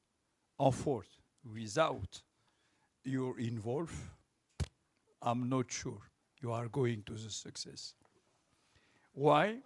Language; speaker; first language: English; non-native, local second language; French